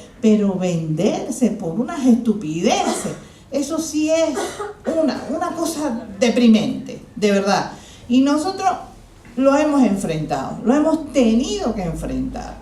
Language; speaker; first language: Spanish; native; Spanish